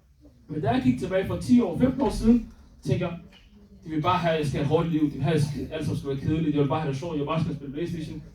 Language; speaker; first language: Danish; early bilingual, other home language; Somali